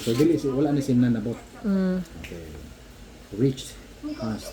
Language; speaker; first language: Cebuano; native; Cebuano